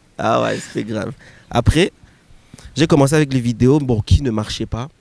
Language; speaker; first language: French; non-native, local second language; Swahili